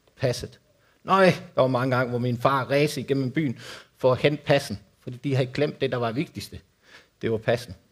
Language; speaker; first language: Danish; non-native, fluent; Spanish